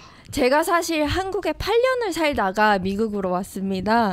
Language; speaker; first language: Korean; non-native, fluent; Japanese